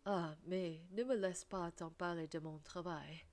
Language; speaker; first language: French; non-native, learner; English